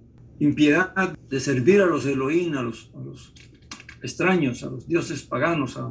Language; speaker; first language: Spanish; native; Spanish